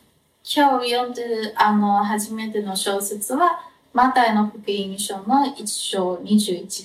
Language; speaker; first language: Japanese; non-native, fluent; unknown